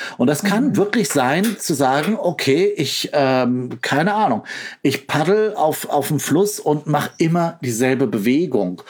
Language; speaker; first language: German; native; German